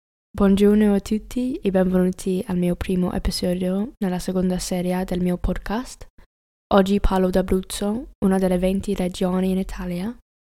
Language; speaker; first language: Italian; non-native, learner; English